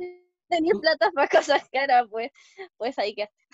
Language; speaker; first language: Spanish; native; Spanish